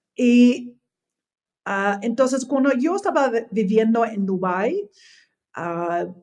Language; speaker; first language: Spanish; non-native, fluent; English